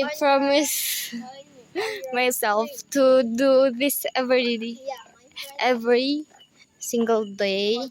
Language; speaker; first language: English; non-native, learner; Indonesian